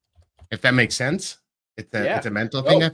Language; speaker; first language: English; native; English